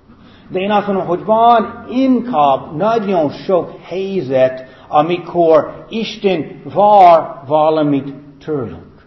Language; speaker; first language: Hungarian; non-native, fluent; English